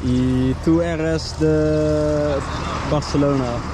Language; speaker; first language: Spanish; non-native, learner; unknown